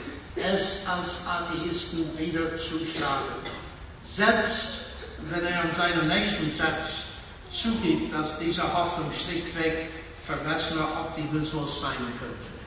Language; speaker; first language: German; non-native, fluent; English